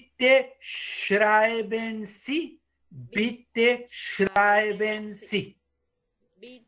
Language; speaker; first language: German; non-native, fluent; Spanish